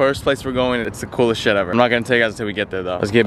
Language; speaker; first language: English; native; English